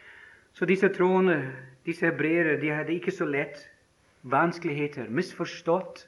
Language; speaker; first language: Norwegian; non-native, fluent; English